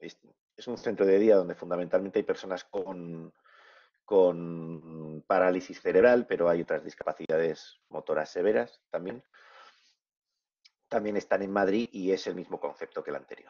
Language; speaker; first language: Spanish; native; Spanish